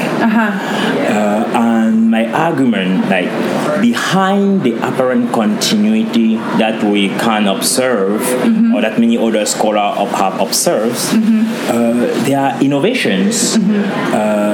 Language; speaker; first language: English; non-native, local second language; French